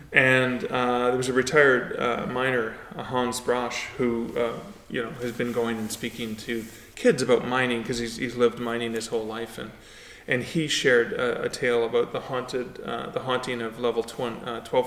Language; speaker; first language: English; native; English